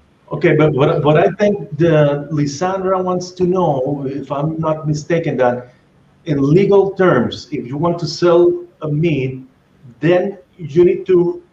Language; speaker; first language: English; non-native, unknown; Spanish